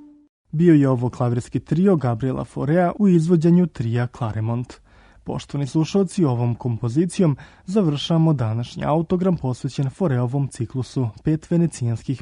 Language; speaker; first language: Croatian; native; Croatian